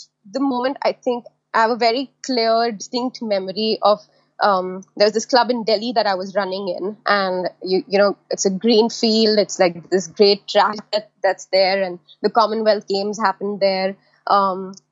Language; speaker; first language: English; non-native, local second language; Hindi